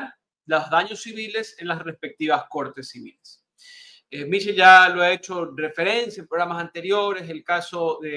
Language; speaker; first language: Spanish; native; Spanish